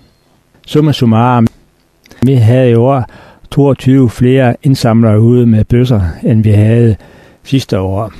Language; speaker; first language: Danish; native; Danish